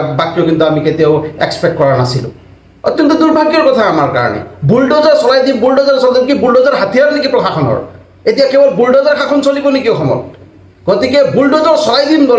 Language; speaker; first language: Assamese; non-native, local second language; Nepali